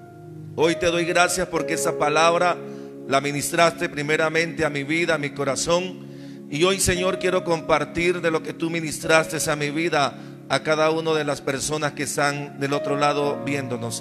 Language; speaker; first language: Spanish; native; Spanish